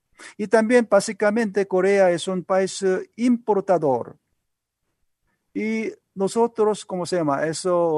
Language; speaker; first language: Spanish; non-native, learner; Korean